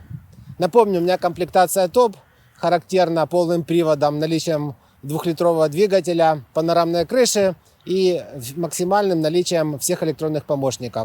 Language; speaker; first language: Russian; native; Russian